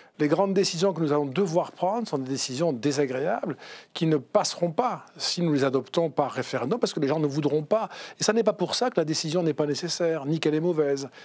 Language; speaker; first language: French; native; French